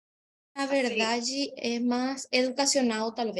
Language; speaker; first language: Portuguese; non-native, fluent; Spanish